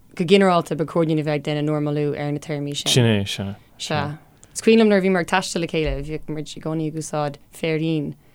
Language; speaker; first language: Irish; non-native, local second language; English